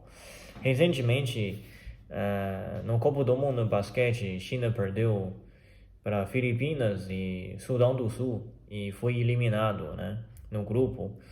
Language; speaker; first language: Portuguese; non-native, learner; Chinese